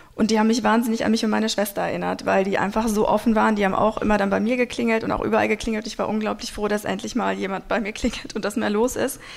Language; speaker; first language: German; non-native, local second language; Russian